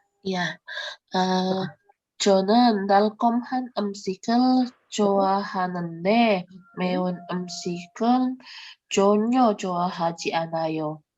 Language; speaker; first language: Korean; non-native, learner; Indonesian